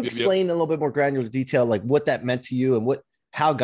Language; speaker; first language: English; native; English